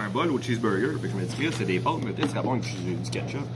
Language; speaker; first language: French; native; French